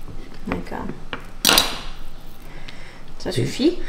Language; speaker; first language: French; early bilingual, heritage; English